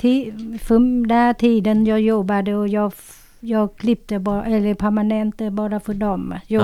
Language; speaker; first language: Swedish; non-native, learner; Vietnamese